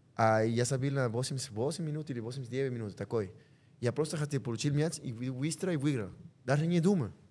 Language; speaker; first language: Russian; non-native, learner; Spanish